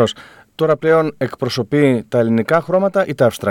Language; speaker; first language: Greek; native; Greek